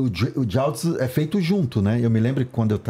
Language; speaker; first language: Portuguese; non-native, learner; Chinese